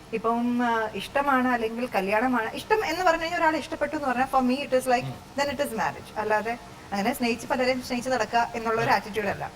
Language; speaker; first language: Malayalam; native; Malayalam